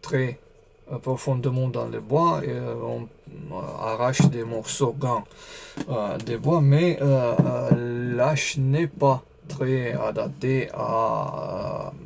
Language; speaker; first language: French; non-native, learner; Romanian